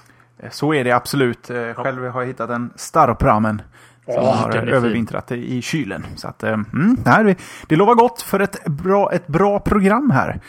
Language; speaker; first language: Swedish; native; Swedish